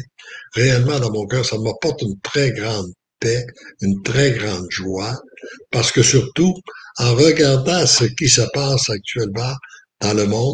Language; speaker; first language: French; native; French